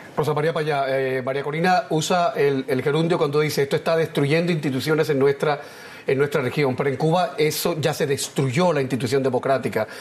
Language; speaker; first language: Spanish; native; Spanish